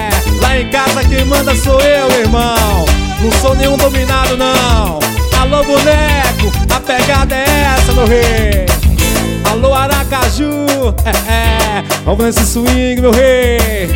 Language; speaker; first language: Portuguese; native; Portuguese